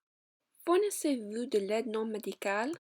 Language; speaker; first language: French; non-native, learner; English